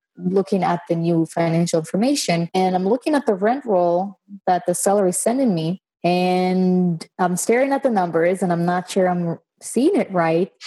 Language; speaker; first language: English; non-native, fluent; Hebrew